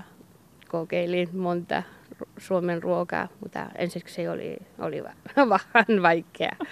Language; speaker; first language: Finnish; non-native, learner; Basque